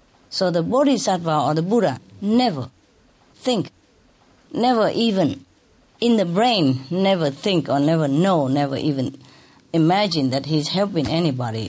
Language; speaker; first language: English; non-native, fluent; Vietnamese